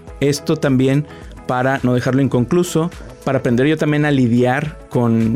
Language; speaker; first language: Spanish; native; Spanish